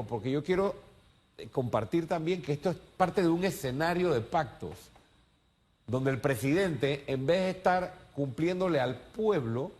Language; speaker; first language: Spanish; native; Spanish